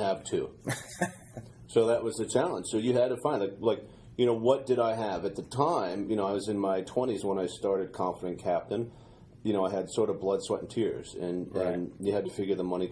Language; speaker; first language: English; native; English